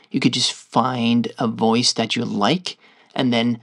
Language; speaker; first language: English; non-native, fluent; Norwegian